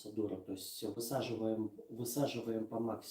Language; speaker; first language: Russian; native; Russian